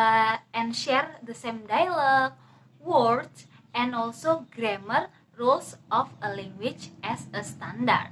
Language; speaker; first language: English; non-native, learner; Indonesian